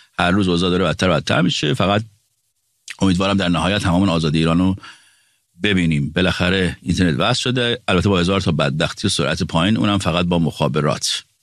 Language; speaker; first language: Persian; native; Persian